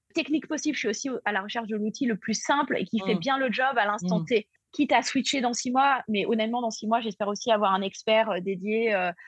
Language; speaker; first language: French; native; French